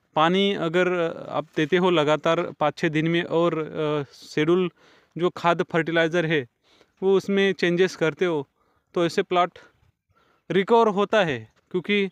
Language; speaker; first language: Hindi; non-native, local second language; Marathi